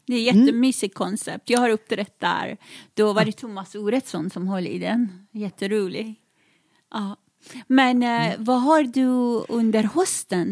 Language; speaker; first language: Swedish; non-native, fluent; Persian